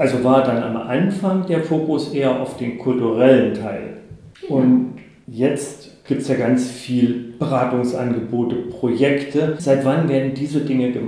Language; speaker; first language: German; native; German